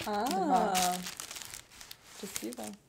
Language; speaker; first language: Russian; early bilingual, heritage; Russian